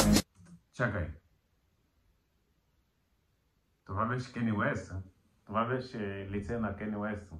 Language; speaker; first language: Bulgarian; non-native, learner; Portuguese